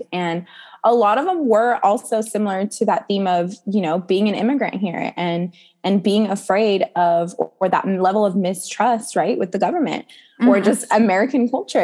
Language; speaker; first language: English; native; English